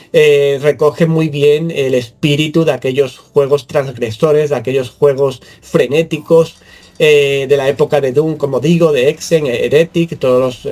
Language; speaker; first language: Spanish; native; Spanish